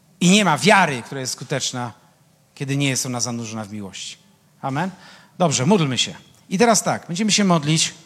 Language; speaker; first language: Polish; native; Polish